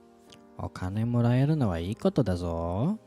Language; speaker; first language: Japanese; non-native, fluent; Indonesian